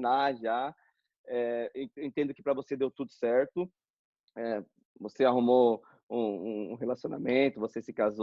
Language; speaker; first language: Portuguese; native; Portuguese